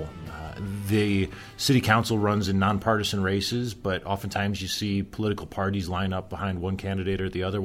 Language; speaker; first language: English; native; English